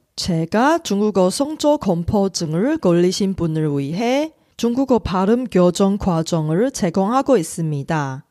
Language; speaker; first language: Korean; non-native, fluent; Chinese